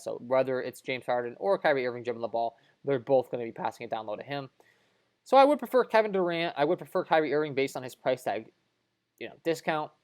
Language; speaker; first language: English; native; English